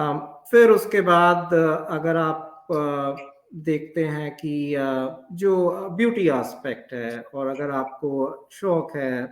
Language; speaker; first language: Hindi; native; Hindi